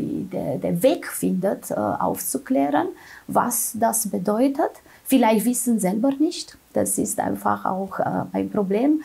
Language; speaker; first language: German; non-native, fluent; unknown